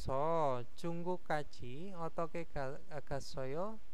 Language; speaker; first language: Korean; non-native, fluent; Indonesian